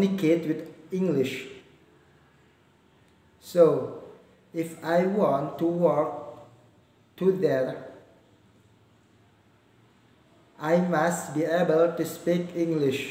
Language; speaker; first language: English; non-native, learner; Indonesian